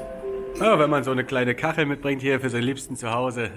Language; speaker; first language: German; native; German